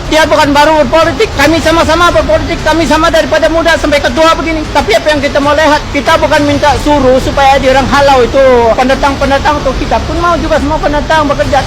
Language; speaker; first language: Malay; non-native, local second language; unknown